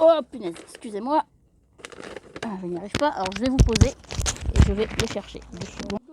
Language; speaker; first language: French; native; French